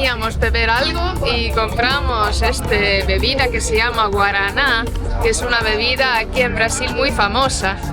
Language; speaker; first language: Spanish; non-native, fluent; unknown